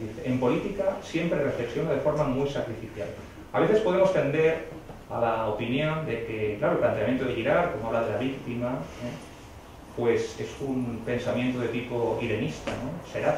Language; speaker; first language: Spanish; native; Spanish